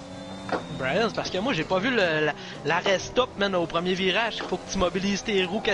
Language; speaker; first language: French; native; French